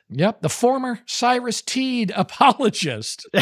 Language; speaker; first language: English; native; English